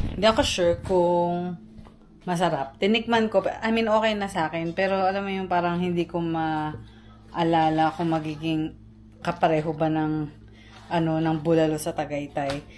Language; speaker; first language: Filipino; native; Filipino